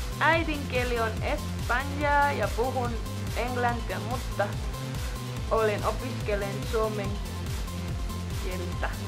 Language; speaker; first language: Finnish; non-native, learner; Spanish